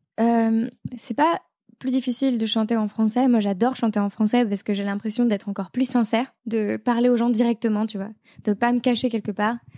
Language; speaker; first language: French; native; French